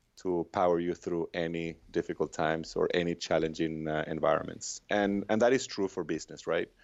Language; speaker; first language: English; non-native, fluent; Spanish